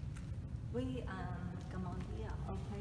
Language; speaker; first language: French; non-native, learner; Cantonese